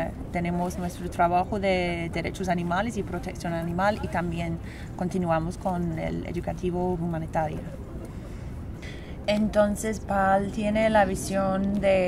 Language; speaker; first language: Spanish; non-native, fluent; English